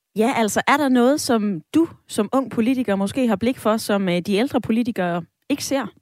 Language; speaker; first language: Danish; native; Danish